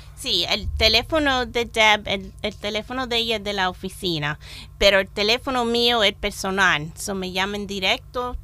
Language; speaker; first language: Spanish; native; Spanish